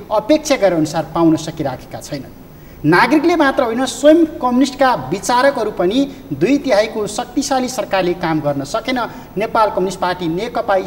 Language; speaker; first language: Nepali; native; Nepali